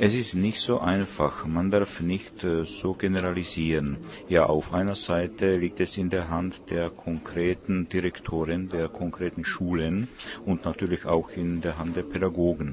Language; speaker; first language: German; non-native, fluent; Czech